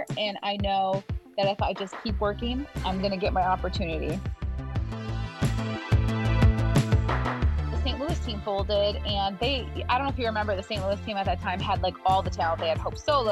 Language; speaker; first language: English; native; English